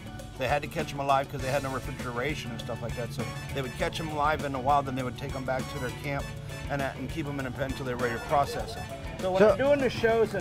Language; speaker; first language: English; native; English